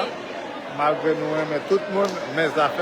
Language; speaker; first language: French; non-native, local second language; Haitian Creole